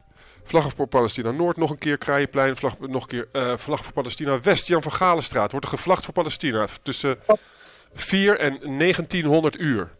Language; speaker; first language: Dutch; native; Dutch